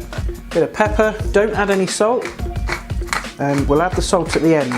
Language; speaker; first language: English; native; English